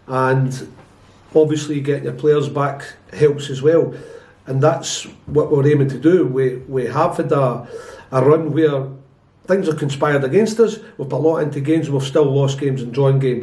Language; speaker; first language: English; native; English